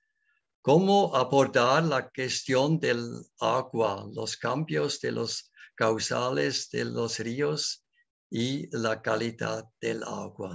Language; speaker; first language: Spanish; non-native, learner; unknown